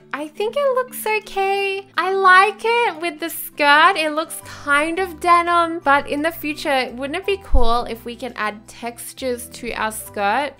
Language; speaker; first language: English; native; English